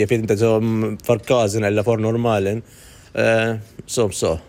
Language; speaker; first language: Swedish; non-native, learner; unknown